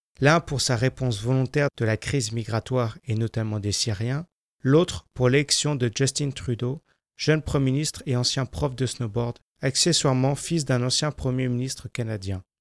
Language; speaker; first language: French; native; French